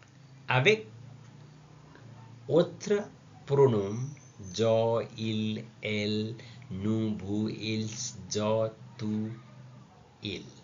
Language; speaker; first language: French; non-native, learner; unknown